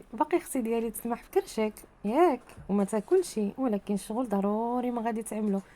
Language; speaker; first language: Arabic; native; Arabic